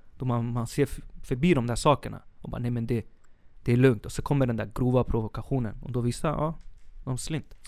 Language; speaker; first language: Swedish; early bilingual, other home language; Spanish